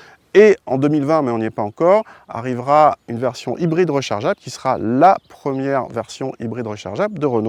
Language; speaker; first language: French; native; French